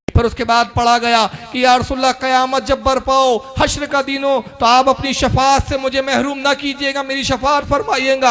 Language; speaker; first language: Urdu; native; Urdu